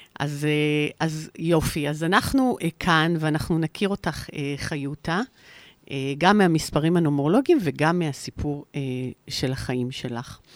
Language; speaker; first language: Hebrew; native; Hebrew